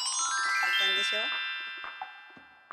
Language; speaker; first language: Japanese; native; Japanese